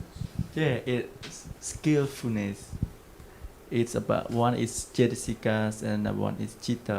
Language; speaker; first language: English; non-native, learner; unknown